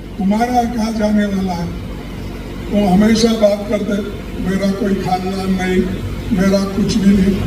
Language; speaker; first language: Hindi; non-native, local second language; Kannada